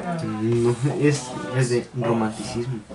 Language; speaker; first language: Spanish; early bilingual, heritage; Spanish